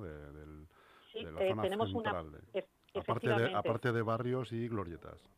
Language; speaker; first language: Spanish; native; Spanish